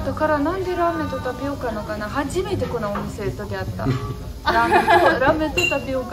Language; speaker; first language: Japanese; non-native, fluent; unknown